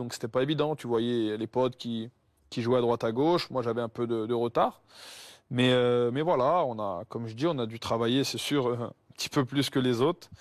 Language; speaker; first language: French; native; French